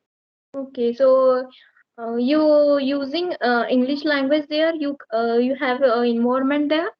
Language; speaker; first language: English; non-native, learner; Marathi